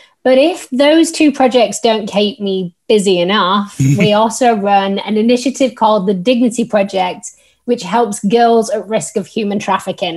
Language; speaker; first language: English; native; English